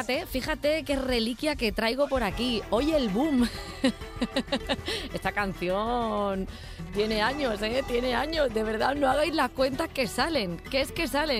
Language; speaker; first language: Spanish; native; Spanish